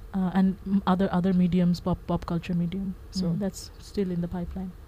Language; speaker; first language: English; non-native, local second language; Bangla